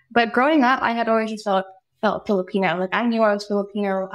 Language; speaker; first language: English; native; English